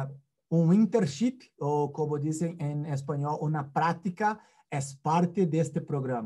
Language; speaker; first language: Spanish; non-native, fluent; Portuguese